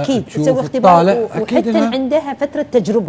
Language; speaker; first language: Arabic; native; Arabic